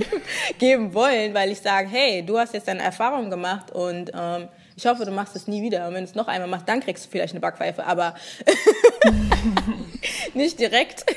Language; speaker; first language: German; early bilingual, other home language; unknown